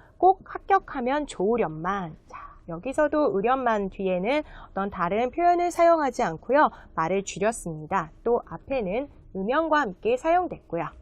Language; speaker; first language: Korean; native; Korean